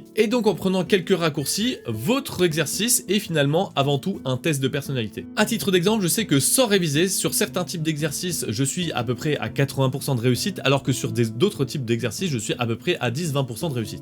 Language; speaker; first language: French; native; French